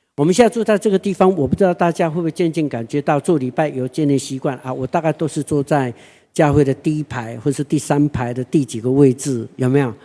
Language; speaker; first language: Chinese; non-native, local second language; Hakka Chinese